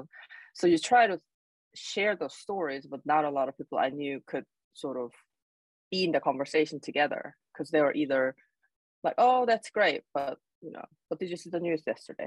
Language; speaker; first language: English; non-native, fluent; Korean